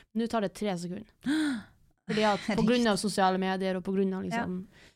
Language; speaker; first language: Norwegian; native; Norwegian